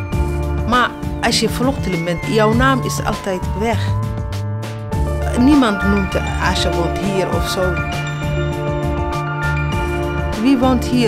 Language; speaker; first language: Dutch; non-native, learner; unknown